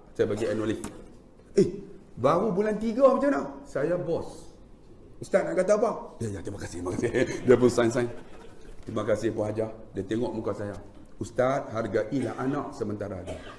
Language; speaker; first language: Malay; native; Malay